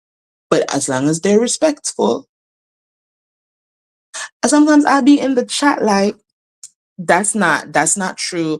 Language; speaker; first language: English; native; English